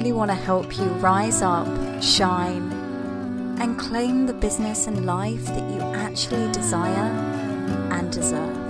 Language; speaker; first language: English; native; English